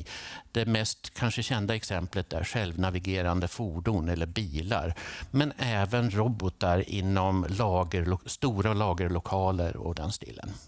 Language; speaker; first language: Swedish; native; Swedish